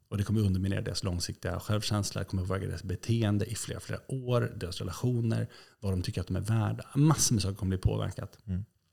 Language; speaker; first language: Swedish; native; Swedish